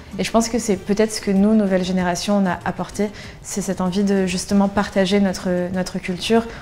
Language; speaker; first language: French; early bilingual, other home language; Spanish